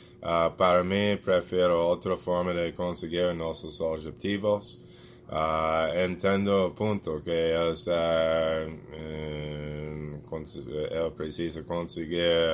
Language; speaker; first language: Portuguese; non-native, fluent; English